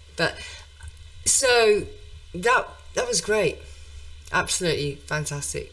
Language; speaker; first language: English; native; English